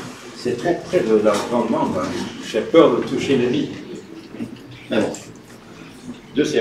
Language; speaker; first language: French; non-native, fluent; Swedish